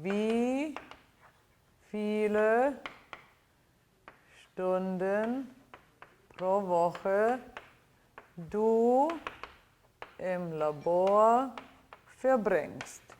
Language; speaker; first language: German; non-native, fluent; English